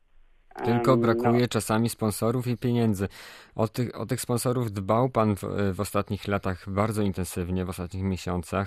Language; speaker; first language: Polish; native; Polish